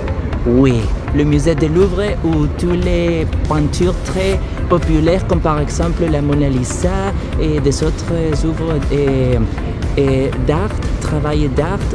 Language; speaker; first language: French; non-native, fluent; Spanish